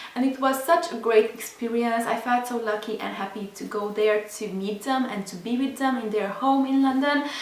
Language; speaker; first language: English; non-native, fluent; Hungarian